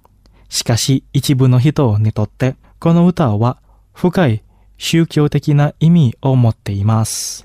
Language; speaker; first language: Japanese; non-native, fluent; Indonesian